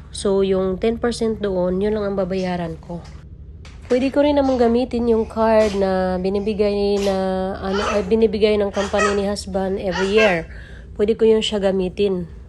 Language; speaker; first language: Filipino; native; Filipino